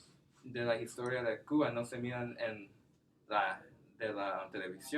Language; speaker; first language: Spanish; non-native, learner; English